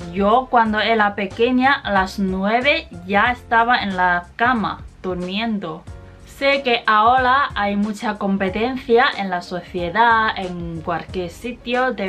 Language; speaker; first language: Spanish; non-native, fluent; Chinese